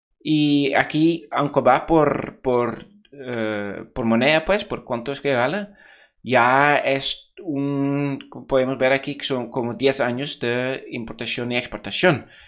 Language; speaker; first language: Spanish; non-native, fluent; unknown